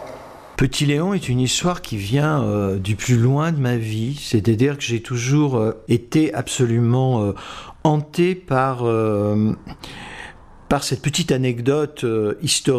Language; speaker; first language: French; native; French